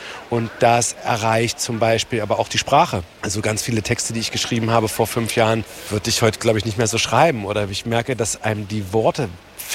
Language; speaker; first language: German; native; German